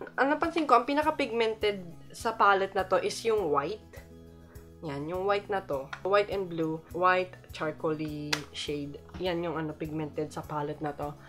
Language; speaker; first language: Filipino; native; Filipino